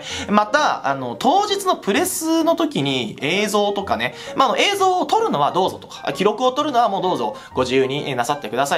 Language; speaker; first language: Japanese; native; Japanese